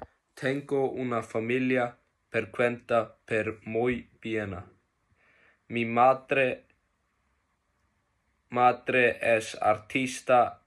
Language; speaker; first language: Spanish; non-native, learner; Icelandic